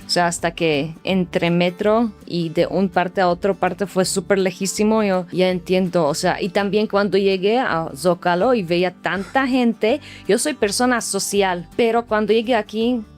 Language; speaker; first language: Spanish; non-native, fluent; Slovak